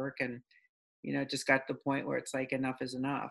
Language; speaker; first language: English; native; English